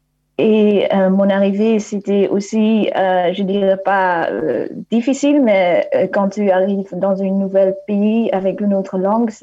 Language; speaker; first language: French; non-native, fluent; Dutch